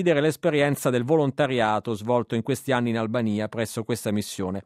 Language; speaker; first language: Italian; native; Italian